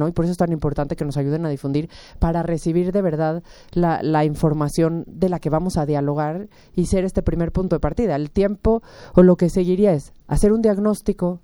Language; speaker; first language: Spanish; native; Spanish